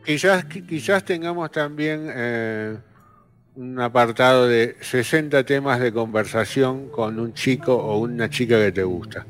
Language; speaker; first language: Spanish; native; Spanish